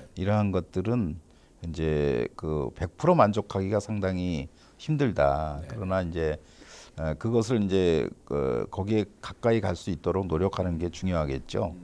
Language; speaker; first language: Korean; native; Korean